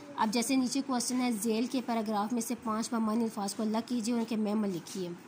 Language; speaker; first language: Urdu; native; Urdu